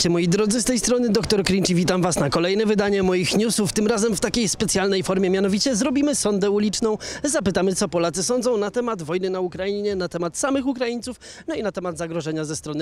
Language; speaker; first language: Polish; native; Polish